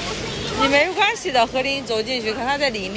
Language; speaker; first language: Chinese; native; Chinese